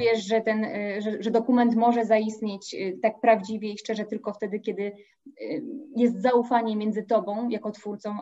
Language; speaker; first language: Polish; native; Polish